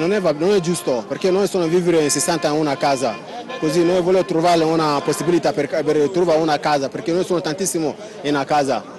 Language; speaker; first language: Italian; non-native, learner; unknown